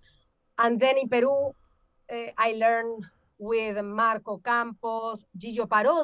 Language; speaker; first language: English; non-native, learner; Spanish